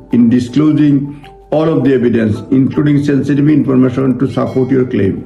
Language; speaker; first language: English; non-native, local second language; Bangla